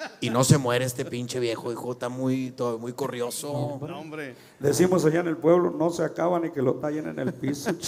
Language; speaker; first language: Spanish; native; Spanish